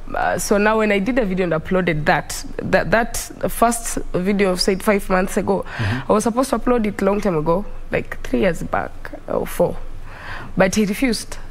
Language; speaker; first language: English; non-native, local second language; Luo (Kenya and Tanzania)